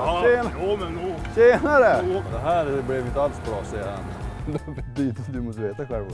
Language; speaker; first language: Swedish; native; Swedish